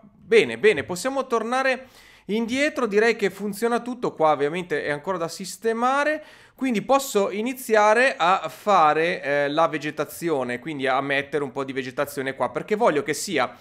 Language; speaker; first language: Italian; native; Italian